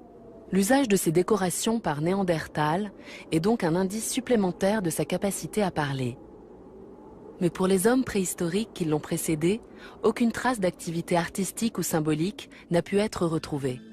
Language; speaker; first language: French; native; French